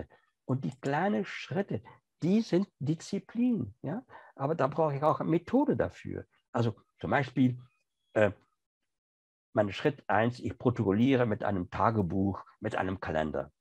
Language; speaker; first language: German; non-native, fluent; French